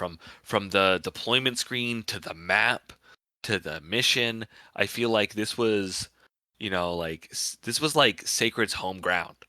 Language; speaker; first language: English; native; English